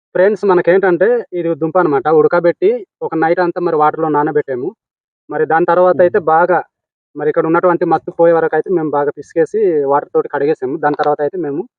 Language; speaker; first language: Telugu; non-native, local second language; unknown